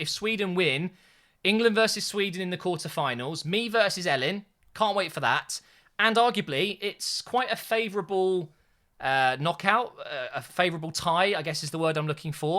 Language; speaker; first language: English; native; English